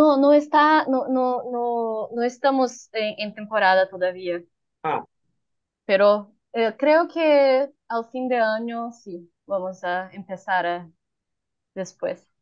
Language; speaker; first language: Spanish; non-native, learner; Portuguese